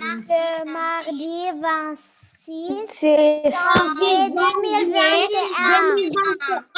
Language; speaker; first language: French; non-native, local second language; Arabic